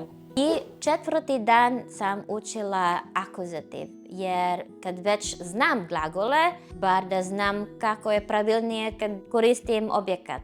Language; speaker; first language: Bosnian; non-native, fluent; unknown